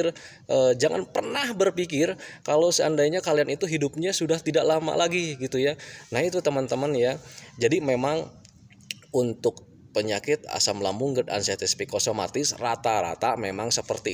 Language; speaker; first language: Indonesian; native; Indonesian